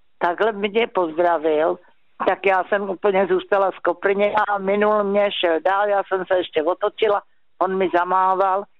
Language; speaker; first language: Czech; native; Czech